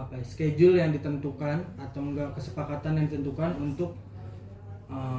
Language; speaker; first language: Indonesian; native; Indonesian